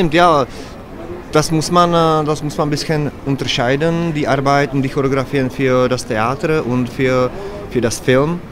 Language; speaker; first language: German; non-native, learner; Czech